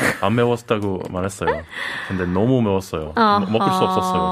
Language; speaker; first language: Korean; non-native, learner; English